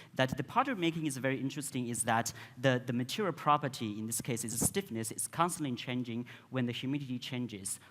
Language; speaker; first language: English; non-native, fluent; Chinese